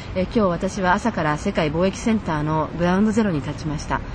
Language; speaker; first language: Japanese; native; Japanese